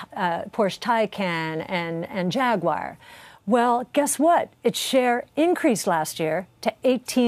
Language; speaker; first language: English; native; English